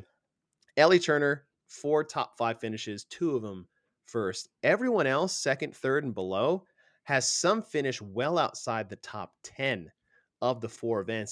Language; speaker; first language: English; native; English